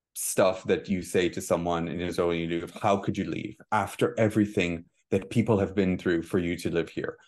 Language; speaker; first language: English; early bilingual, heritage; Hebrew